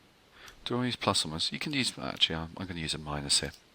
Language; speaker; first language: English; native; English